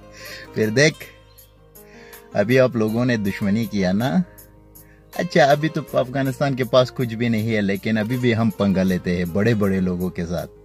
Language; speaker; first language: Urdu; non-native, fluent; Pashto